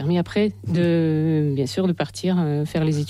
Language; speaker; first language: French; non-native, fluent; Russian